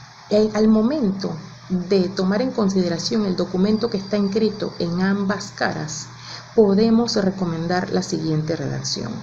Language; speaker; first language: Spanish; native; Spanish